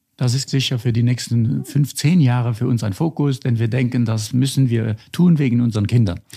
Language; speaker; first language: German; non-native, local second language; Luxembourgish